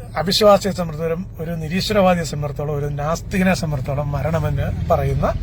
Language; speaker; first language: Malayalam; native; Malayalam